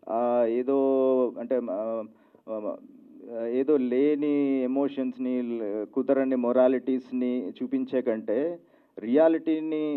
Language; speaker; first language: Telugu; native; Telugu